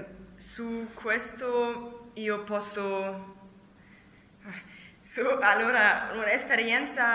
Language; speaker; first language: Italian; non-native, learner; German